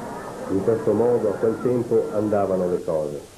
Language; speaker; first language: Italian; native; Italian